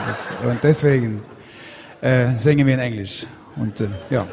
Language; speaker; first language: German; non-native, fluent; Swedish